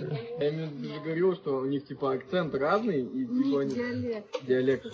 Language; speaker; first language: Russian; native; Russian